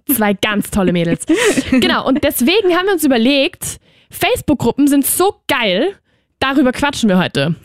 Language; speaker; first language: German; non-native, fluent; Spanish